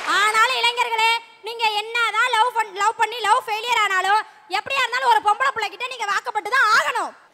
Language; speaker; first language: Tamil; native; Tamil